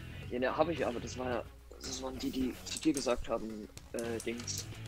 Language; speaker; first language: German; native; German